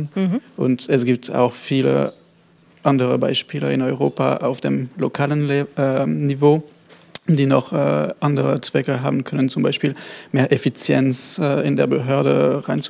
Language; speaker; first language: German; non-native, fluent; French